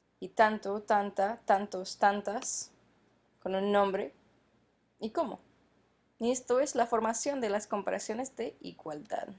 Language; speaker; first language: Spanish; non-native, fluent; English